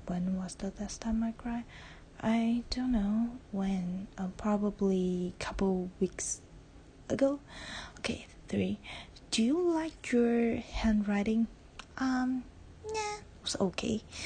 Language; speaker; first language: English; non-native, learner; Chinese